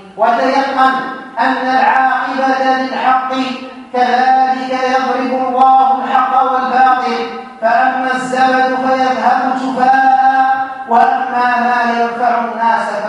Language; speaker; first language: Arabic; native; Arabic